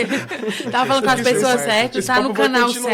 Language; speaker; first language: Portuguese; native; Portuguese